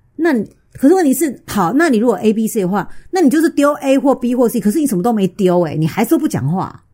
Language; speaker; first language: Chinese; native; Chinese